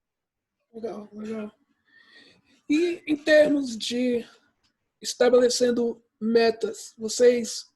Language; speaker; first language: Portuguese; early bilingual, heritage; English